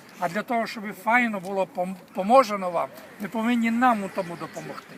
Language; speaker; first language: Ukrainian; native; Ukrainian